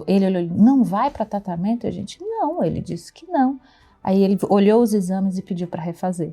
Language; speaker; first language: Portuguese; native; Portuguese